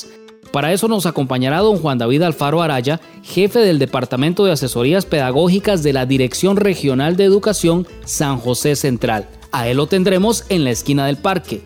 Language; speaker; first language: Spanish; native; Spanish